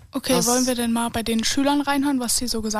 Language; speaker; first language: German; native; German